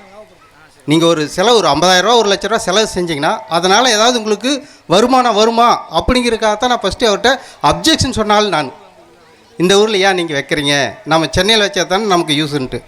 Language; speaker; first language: Tamil; native; Tamil